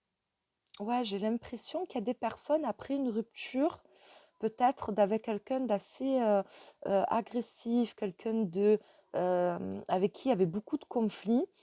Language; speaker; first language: French; native; French